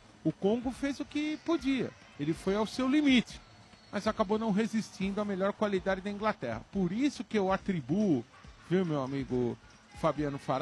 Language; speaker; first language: Portuguese; native; Portuguese